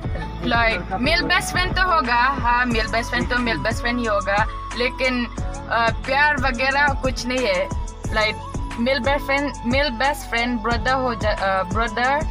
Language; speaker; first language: Hindi; non-native, learner; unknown